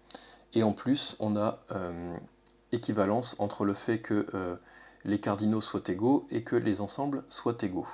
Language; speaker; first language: French; native; French